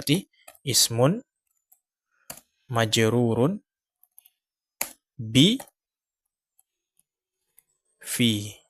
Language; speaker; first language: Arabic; non-native, fluent; Indonesian